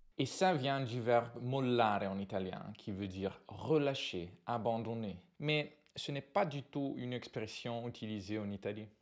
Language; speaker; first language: French; non-native, fluent; Italian